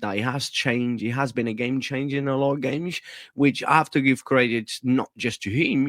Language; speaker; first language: English; non-native, fluent; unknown